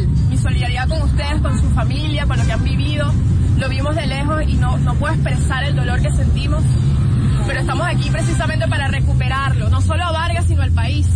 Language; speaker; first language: Spanish; native; Spanish